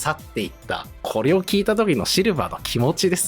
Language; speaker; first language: Japanese; native; Japanese